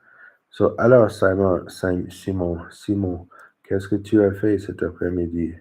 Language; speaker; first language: French; non-native, learner; English